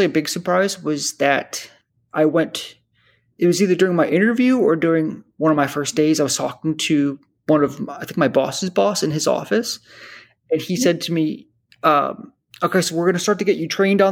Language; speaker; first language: English; native; English